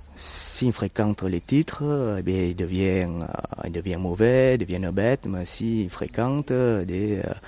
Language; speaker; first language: French; early bilingual, other home language; Vietnamese